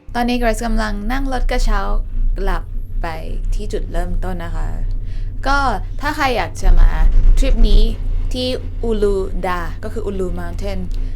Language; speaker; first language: Thai; native; Thai